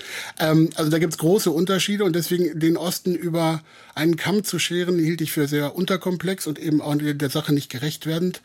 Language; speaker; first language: German; native; German